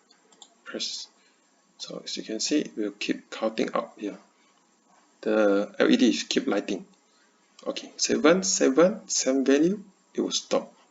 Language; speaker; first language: English; non-native, learner; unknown